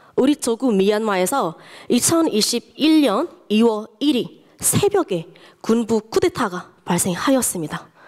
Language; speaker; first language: Korean; non-native, fluent; Burmese